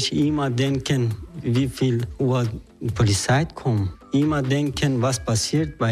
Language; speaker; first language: German; non-native, learner; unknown